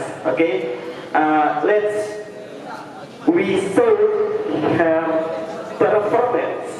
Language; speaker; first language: English; non-native, learner; Indonesian